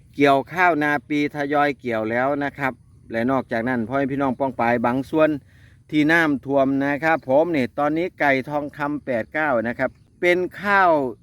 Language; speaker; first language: Thai; native; Thai